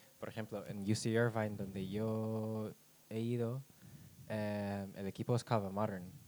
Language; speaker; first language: Spanish; non-native, fluent; English